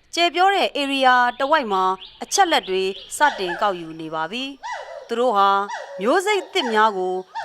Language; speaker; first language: Burmese; native; Burmese